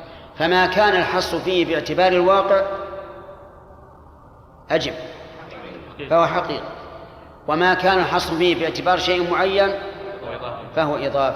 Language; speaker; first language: Arabic; native; Arabic